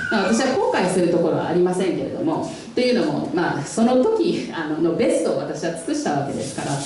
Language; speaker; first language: Japanese; non-native, fluent; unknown